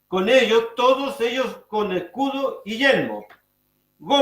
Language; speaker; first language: Spanish; native; Spanish